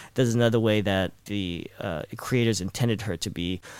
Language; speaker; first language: English; early bilingual, other home language; Filipino